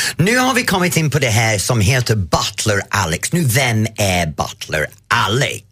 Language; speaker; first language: Swedish; non-native, fluent; English